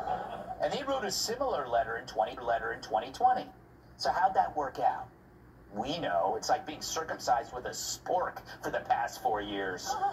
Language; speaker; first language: English; native; English